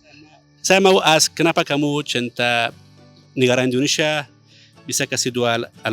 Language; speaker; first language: Indonesian; non-native, fluent; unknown